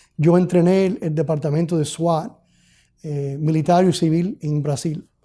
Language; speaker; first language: Spanish; early bilingual, heritage; Spanish